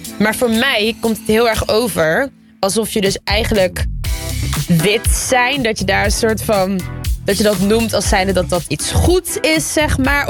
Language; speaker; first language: Dutch; native; Dutch